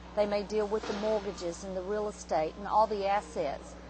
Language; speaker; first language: English; native; English